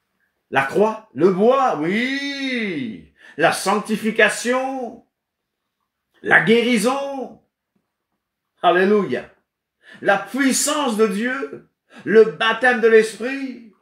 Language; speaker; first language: French; non-native, fluent; Kabuverdianu